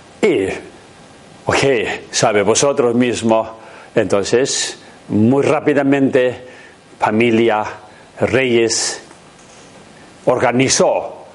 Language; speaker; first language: Spanish; non-native, learner; Tibetan